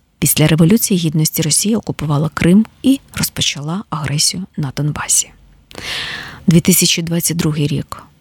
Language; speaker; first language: Ukrainian; native; Ukrainian